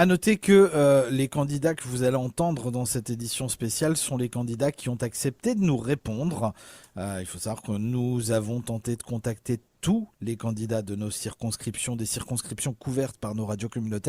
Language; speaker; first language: French; native; French